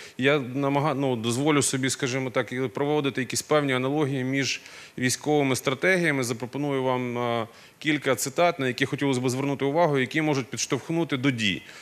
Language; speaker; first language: Ukrainian; non-native, local second language; Russian